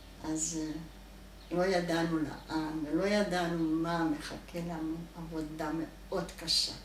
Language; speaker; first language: Hebrew; non-native, fluent; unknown